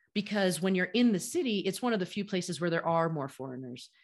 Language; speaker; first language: English; native; English